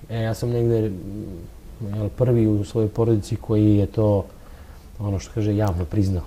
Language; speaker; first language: Serbian; native; Serbian